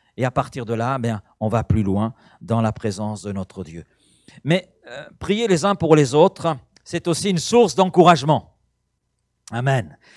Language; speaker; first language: French; native; French